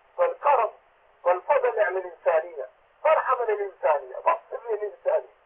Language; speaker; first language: Arabic; non-native, fluent; Urdu